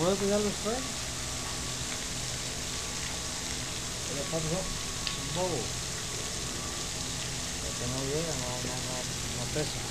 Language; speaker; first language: Spanish; native; Spanish